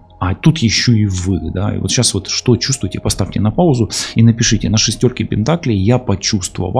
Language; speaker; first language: Russian; non-native, local second language; Ukrainian